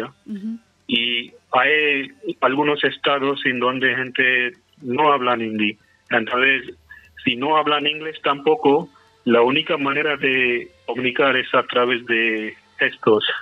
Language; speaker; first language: Spanish; non-native, fluent; Hindi